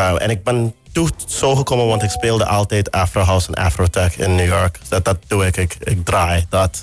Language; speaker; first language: Dutch; non-native, local second language; Papiamento